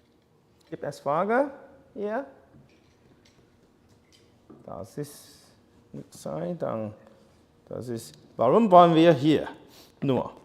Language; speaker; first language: German; non-native, learner; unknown